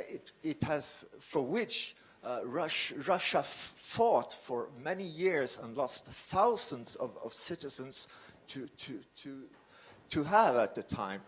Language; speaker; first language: English; non-native, fluent; French